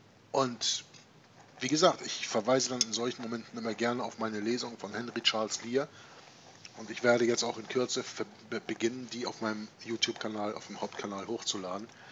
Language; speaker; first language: German; native; German